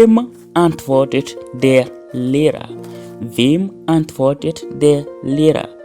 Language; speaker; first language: German; non-native, fluent; French